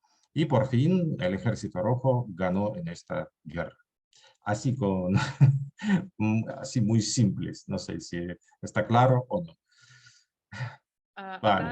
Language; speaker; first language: Spanish; non-native, fluent; Russian